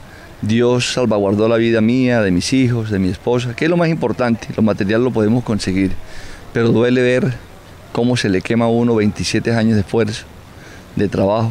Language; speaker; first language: Spanish; native; Spanish